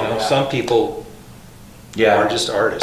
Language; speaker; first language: English; native; English